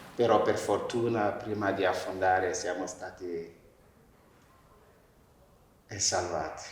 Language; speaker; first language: Italian; non-native, fluent; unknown